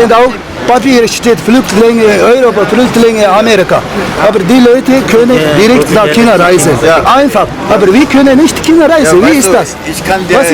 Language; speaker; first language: German; non-native, learner; Tibetan